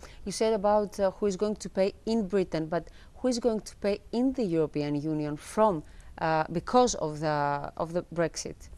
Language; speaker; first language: English; non-native, fluent; Greek